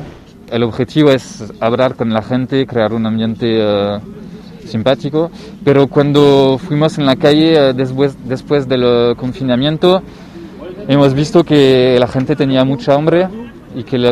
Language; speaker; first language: Spanish; non-native, fluent; French